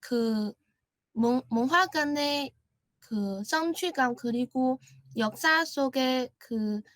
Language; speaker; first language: Korean; non-native, learner; Chinese